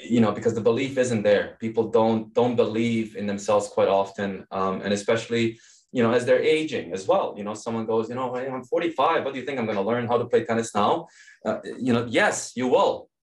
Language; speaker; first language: English; early bilingual, other home language; Serbian